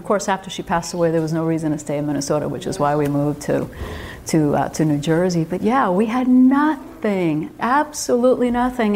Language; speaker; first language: English; early bilingual, other home language; Spanish